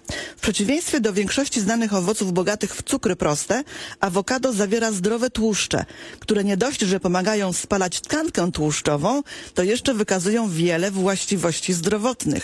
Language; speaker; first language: Polish; native; Polish